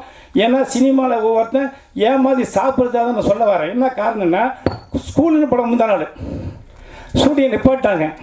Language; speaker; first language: Tamil; native; Tamil